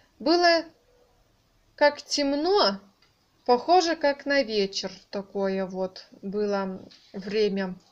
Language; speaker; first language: Russian; native; Russian